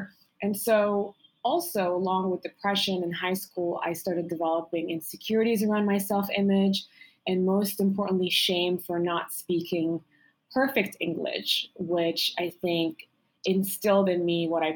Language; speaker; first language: English; non-native, fluent; Arabic